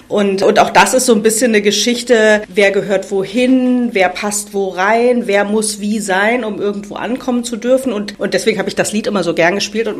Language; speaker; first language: German; native; German